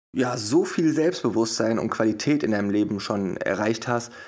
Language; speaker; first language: German; native; German